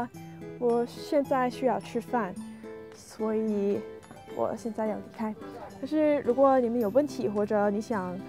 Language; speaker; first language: Chinese; non-native, fluent; English